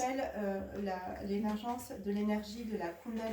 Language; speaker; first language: French; native; French